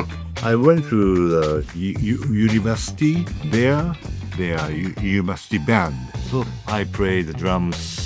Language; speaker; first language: English; non-native, learner; Japanese